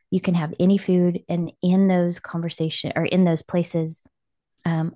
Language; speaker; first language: English; native; English